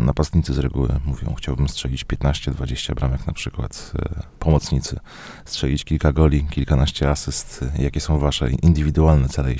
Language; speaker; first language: Polish; native; Polish